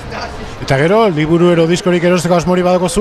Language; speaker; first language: Basque; native; Basque